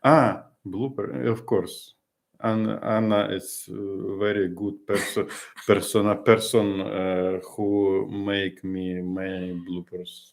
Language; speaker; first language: English; non-native, learner; Ukrainian